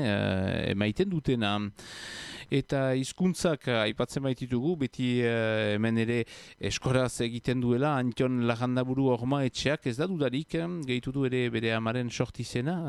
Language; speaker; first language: Basque; native; Basque